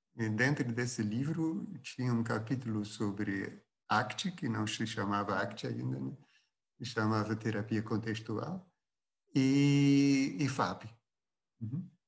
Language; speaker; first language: Portuguese; non-native, fluent; Dutch